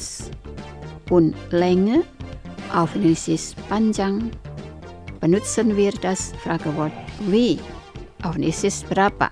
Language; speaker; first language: German; non-native, fluent; Indonesian